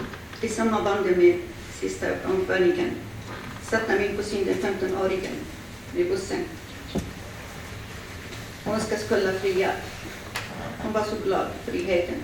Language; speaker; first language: Swedish; early bilingual, other home language; Assyrian Neo-Aramaic